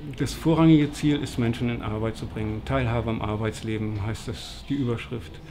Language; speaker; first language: German; native; German